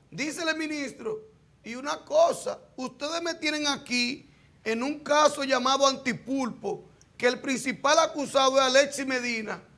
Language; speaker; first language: Spanish; native; Spanish